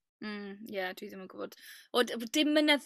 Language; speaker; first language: Welsh; non-native, learner; English